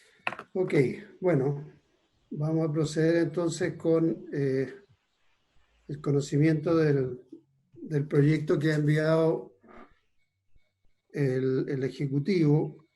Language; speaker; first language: Spanish; native; Spanish